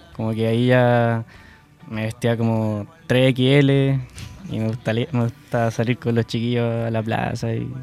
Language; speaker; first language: Spanish; native; Spanish